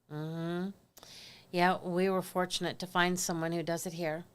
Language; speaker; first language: English; native; English